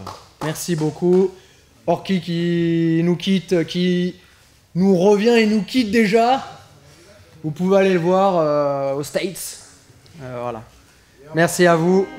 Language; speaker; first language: French; native; French